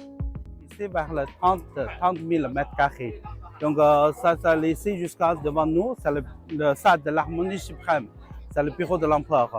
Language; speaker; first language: French; non-native, learner; Chinese